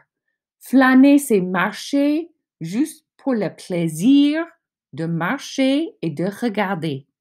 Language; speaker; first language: French; non-native, fluent; English